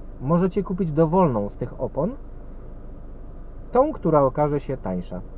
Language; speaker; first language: Polish; native; Polish